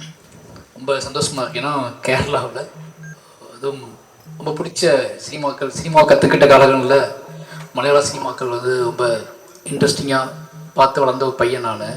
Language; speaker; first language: Tamil; native; Tamil